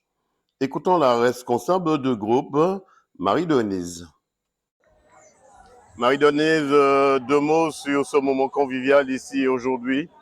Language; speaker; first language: French; native; French